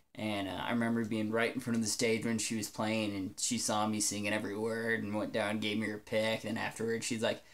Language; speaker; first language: English; native; English